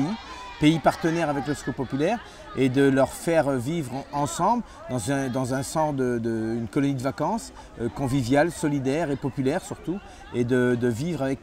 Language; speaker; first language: French; native; French